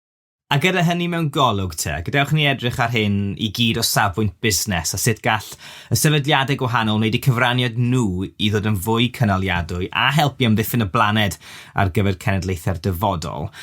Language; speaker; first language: Welsh; native; Welsh